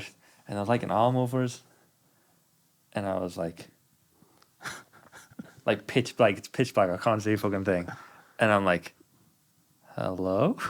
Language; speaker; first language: English; native; English